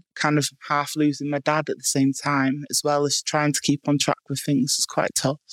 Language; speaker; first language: English; native; English